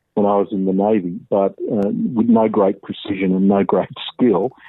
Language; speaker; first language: English; native; English